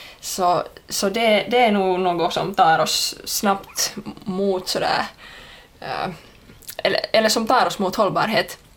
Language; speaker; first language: Swedish; native; Swedish